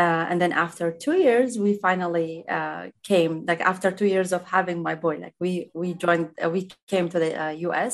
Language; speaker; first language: English; non-native, fluent; Arabic